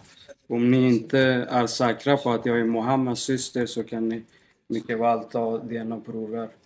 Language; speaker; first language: Swedish; non-native, fluent; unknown